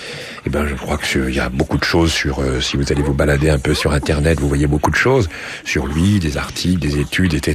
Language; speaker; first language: French; native; French